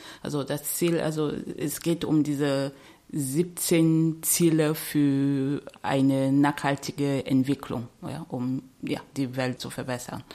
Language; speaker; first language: German; non-native, fluent; French